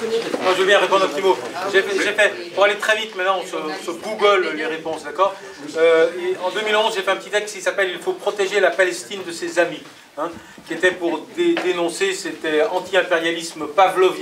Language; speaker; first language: French; native; French